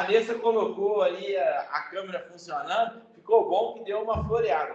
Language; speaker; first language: Portuguese; native; Portuguese